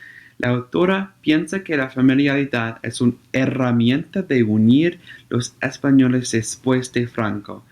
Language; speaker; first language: Spanish; non-native, learner; English